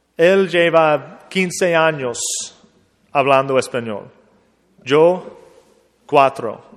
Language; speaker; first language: Spanish; non-native, fluent; English